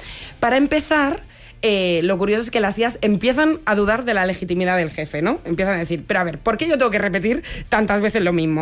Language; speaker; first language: Spanish; native; Spanish